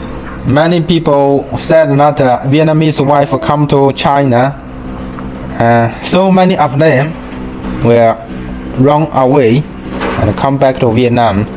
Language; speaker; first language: English; non-native, fluent; Chinese